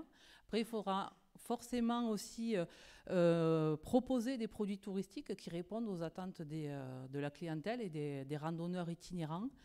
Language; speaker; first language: French; native; French